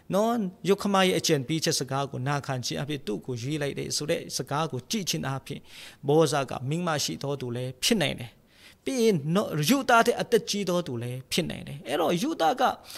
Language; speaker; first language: Burmese; non-native, local second language; Tedim Chin